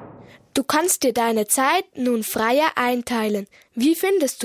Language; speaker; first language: German; native; German